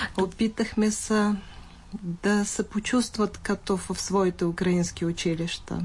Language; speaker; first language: Bulgarian; early bilingual, heritage; Bulgarian